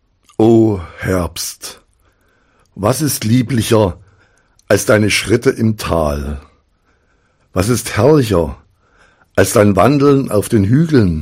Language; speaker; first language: German; native; German